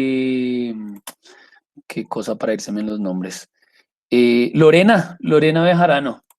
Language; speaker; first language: Spanish; native; Spanish